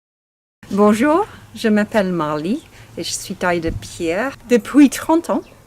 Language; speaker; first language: French; non-native, learner; English